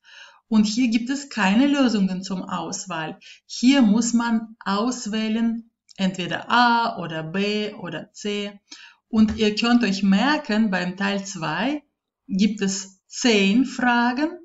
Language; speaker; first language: German; non-native, fluent; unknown